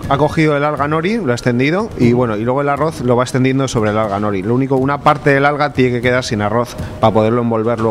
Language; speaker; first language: Spanish; native; Spanish